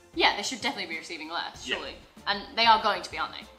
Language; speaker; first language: English; native; English